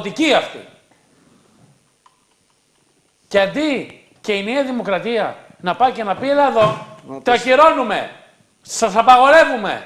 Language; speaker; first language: Greek; native; Greek